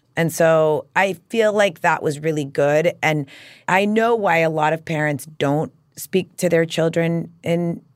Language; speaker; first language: English; native; English